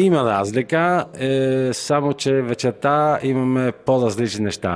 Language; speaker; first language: Bulgarian; non-native, fluent; Italian